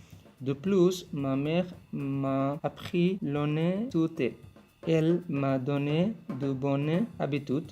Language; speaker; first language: French; non-native, learner; Bangla